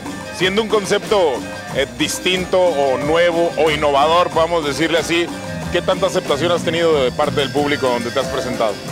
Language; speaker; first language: Spanish; native; Spanish